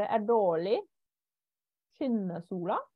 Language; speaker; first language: Norwegian; non-native, fluent; German